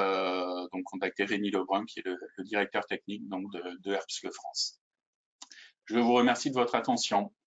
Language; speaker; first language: French; native; French